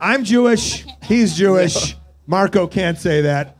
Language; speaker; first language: English; native; English